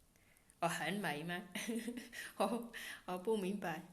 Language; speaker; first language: Chinese; non-native, learner; Khmer